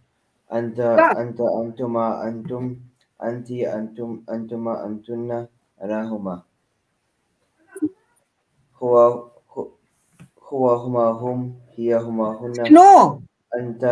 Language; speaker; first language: Arabic; non-native, learner; Filipino